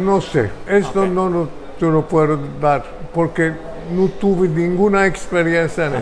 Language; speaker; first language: Spanish; early bilingual, heritage; Ladino